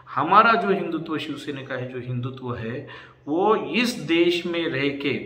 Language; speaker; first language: Hindi; non-native, local second language; Marathi